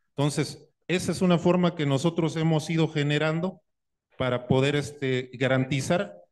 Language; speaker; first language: Spanish; native; Spanish